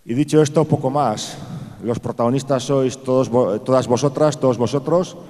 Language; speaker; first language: Spanish; non-native, local second language; Basque